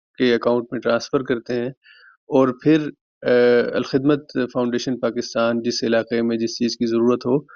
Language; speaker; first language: Urdu; native; Urdu